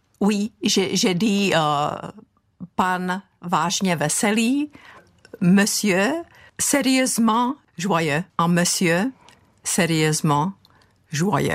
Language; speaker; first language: French; non-native, fluent; Czech